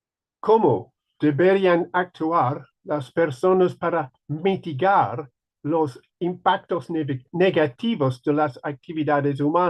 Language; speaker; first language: Spanish; non-native, learner; English